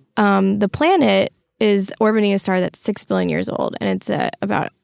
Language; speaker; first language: English; native; English